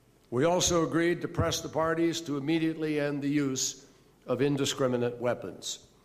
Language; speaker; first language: English; native; English